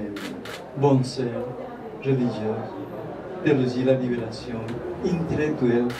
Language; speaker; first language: French; non-native, fluent; Spanish